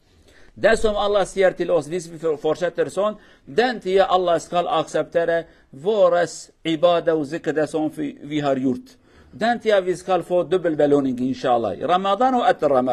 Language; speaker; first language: Norwegian; non-native, fluent; Kurdish